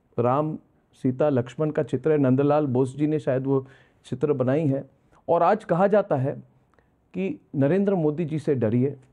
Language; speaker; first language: Hindi; non-native, local second language; Assamese